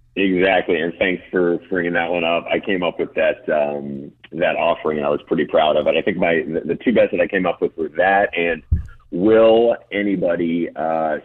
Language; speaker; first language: English; native; English